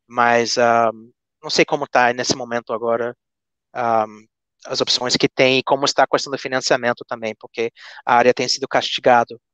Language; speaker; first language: Portuguese; non-native, fluent; English